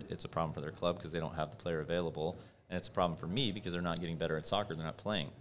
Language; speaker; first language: English; native; English